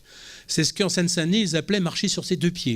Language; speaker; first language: French; native; French